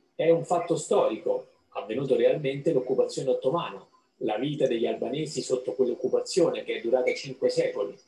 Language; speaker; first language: Italian; non-native, fluent; Albanian